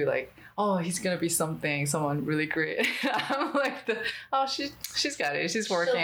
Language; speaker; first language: English; non-native, fluent; Korean